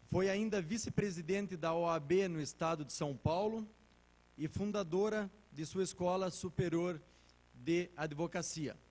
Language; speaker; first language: Portuguese; native; Portuguese